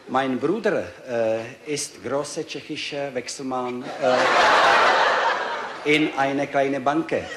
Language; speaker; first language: German; non-native, learner; Czech